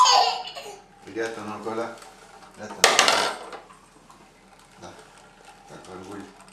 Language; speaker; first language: French; native; French